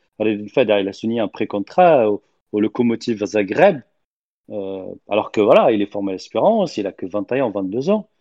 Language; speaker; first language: French; non-native, local second language; Arabic